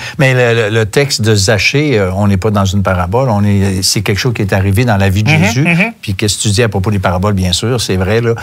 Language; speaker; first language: French; native; French